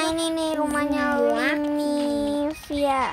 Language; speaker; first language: Indonesian; native; Indonesian